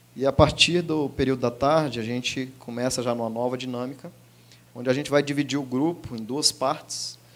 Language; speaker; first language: Portuguese; native; Portuguese